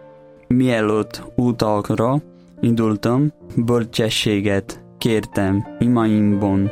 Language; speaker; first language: Hungarian; non-native, learner; Portuguese